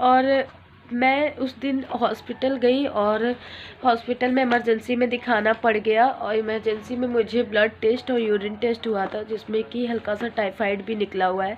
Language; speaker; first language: Hindi; native; Hindi